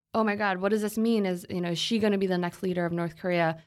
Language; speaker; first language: English; non-native, fluent; Korean